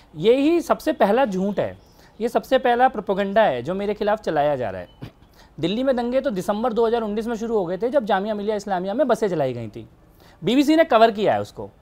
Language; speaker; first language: Hindi; native; Hindi